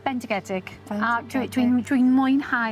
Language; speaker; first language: Welsh; non-native, learner; English